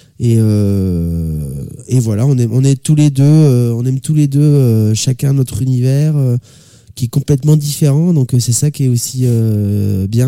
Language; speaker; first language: French; native; French